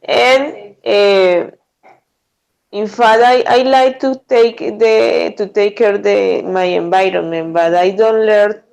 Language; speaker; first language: English; non-native, learner; Spanish